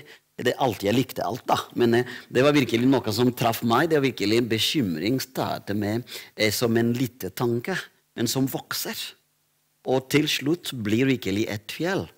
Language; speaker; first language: Norwegian; non-native, fluent; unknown